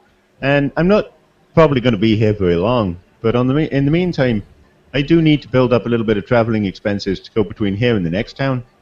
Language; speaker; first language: English; native; English